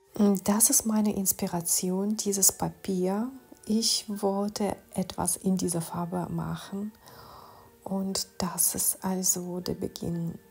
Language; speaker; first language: German; non-native, fluent; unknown